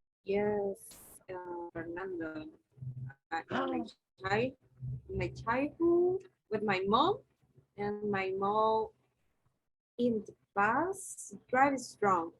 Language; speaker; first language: English; non-native, learner; Spanish